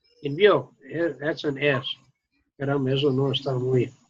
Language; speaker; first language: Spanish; non-native, fluent; English